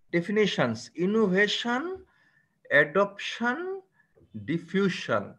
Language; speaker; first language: English; non-native, local second language; Bangla